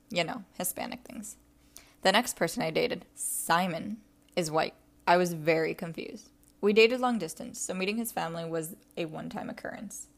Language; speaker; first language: English; early bilingual, other home language; Spanish